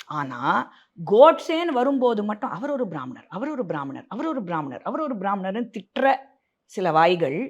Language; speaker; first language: Tamil; native; Tamil